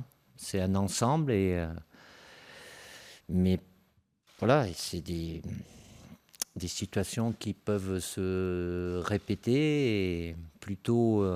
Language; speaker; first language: French; native; French